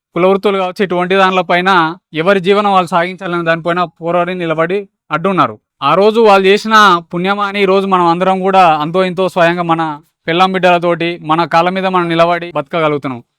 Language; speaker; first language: Telugu; native; Telugu